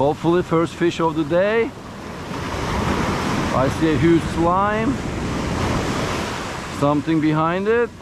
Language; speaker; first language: English; native; English